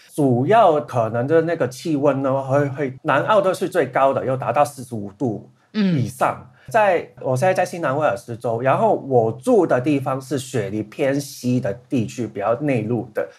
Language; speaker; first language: Chinese; non-native, local second language; Cantonese